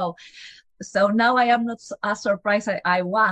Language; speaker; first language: English; non-native, fluent; Spanish